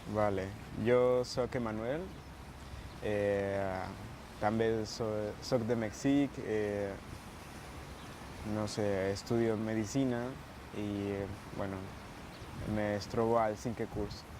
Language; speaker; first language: Catalan; non-native, learner; Spanish